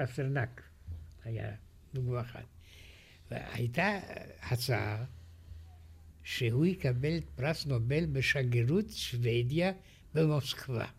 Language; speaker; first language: Hebrew; non-native, fluent; Romanian